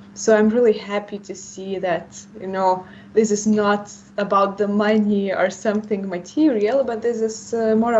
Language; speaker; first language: English; non-native, fluent; Lithuanian